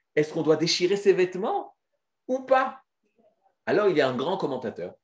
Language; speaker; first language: French; native; French